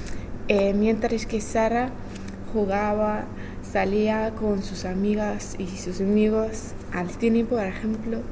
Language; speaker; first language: Spanish; non-native, learner; English